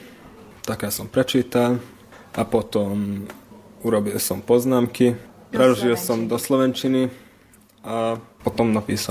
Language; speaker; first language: Slovak; non-native, local second language; Hungarian